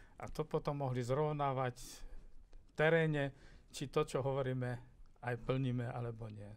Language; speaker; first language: Slovak; native; Slovak